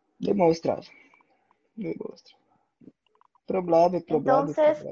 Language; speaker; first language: Spanish; non-native, learner; Portuguese